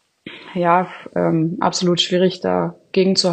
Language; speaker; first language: German; native; German